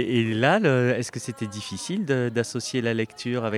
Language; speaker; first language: French; native; French